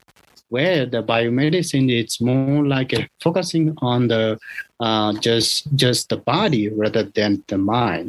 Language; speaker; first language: English; non-native, local second language; Bangla